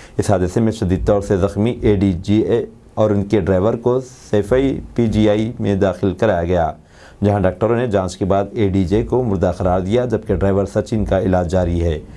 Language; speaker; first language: Urdu; native; Urdu